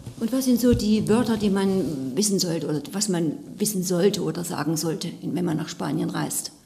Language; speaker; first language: German; native; German